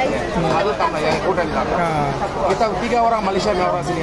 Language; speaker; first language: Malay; non-native, local second language; Tamil